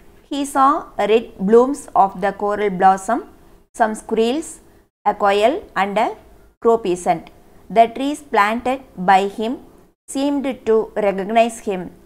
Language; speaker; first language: English; non-native, local second language; Tamil